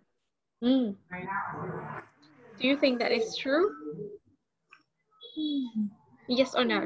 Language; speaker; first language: English; non-native, learner; Vietnamese